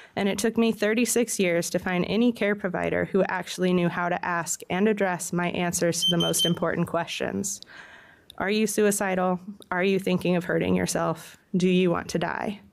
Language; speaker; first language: English; native; English